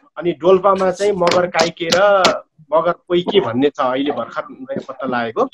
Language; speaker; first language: Nepali; non-native, local second language; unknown